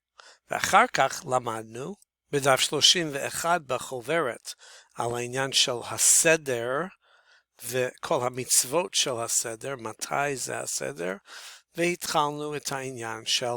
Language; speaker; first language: Hebrew; non-native, fluent; English